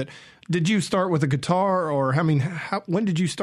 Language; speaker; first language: English; native; English